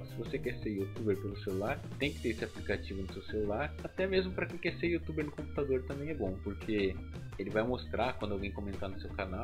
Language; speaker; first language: Portuguese; native; Portuguese